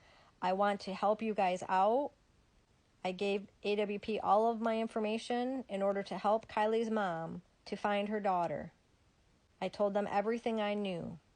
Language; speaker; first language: English; native; English